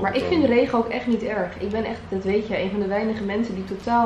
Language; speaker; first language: Dutch; native; Dutch